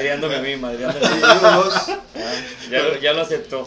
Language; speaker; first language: Spanish; native; Spanish